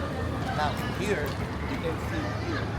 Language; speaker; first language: English; non-native, learner; Spanish